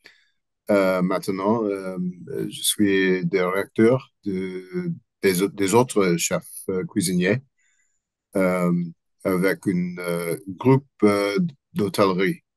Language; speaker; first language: French; non-native, learner; English